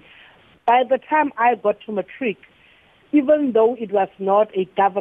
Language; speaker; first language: English; non-native, local second language; Tswana